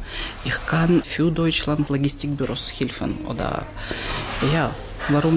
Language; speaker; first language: German; non-native, learner; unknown